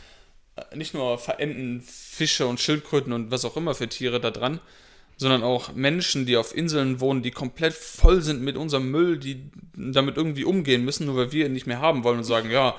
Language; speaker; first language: German; native; German